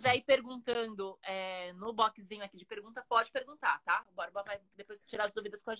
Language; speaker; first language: Portuguese; native; Portuguese